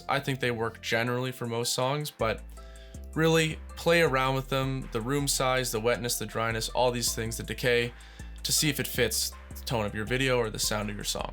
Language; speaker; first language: English; native; English